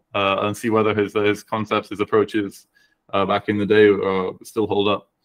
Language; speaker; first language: English; native; English